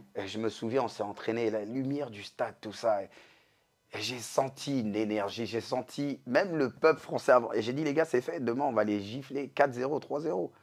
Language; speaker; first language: French; native; French